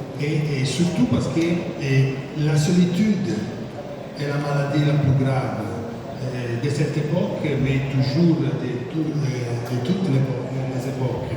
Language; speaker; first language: French; non-native, fluent; Italian